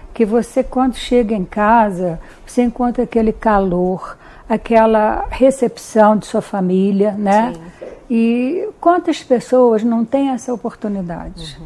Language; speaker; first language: Portuguese; early bilingual, other home language; Hungarian